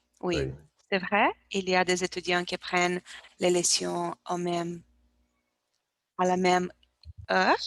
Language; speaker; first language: French; non-native, learner; Portuguese